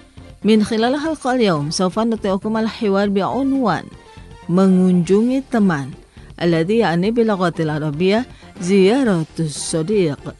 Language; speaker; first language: Arabic; non-native, fluent; Indonesian